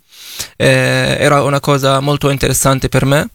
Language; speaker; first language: Italian; non-native, fluent; Arabic